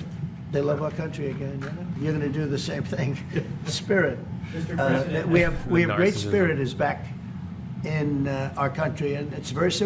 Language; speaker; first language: English; native; English